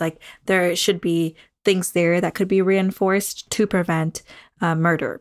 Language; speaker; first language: English; early bilingual, other home language; Spanish